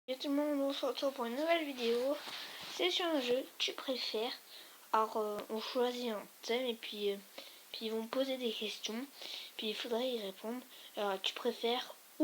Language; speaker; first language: French; native; French